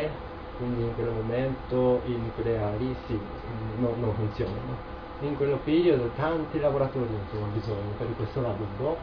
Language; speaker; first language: Italian; non-native, learner; Japanese